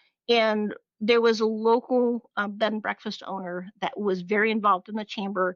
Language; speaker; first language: English; native; English